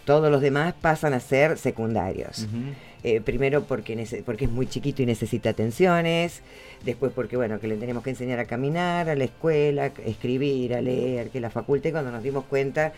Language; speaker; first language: Spanish; native; Spanish